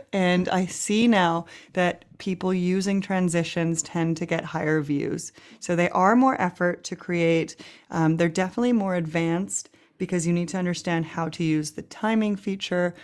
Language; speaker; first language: English; native; English